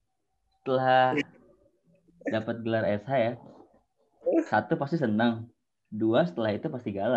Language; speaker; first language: Indonesian; native; Indonesian